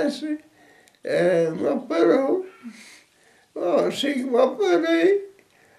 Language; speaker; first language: Portuguese; non-native, fluent; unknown